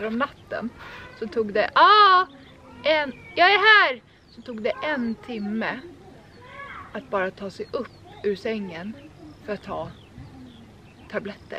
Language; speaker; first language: Swedish; native; Swedish